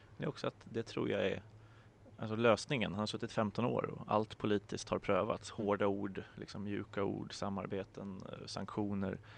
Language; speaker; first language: Swedish; native; Swedish